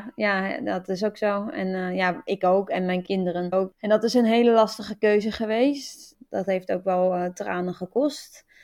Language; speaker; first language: Dutch; native; Dutch